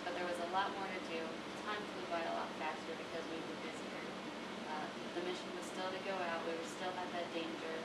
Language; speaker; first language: English; native; English